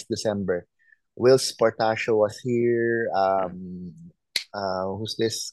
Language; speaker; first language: English; non-native, local second language; Filipino